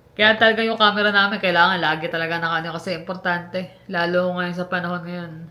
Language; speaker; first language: Filipino; native; Filipino